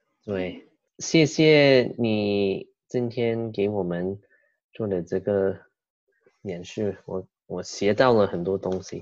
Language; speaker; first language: Chinese; non-native, fluent; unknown